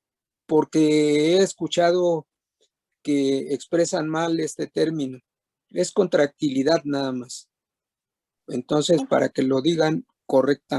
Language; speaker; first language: Spanish; native; Spanish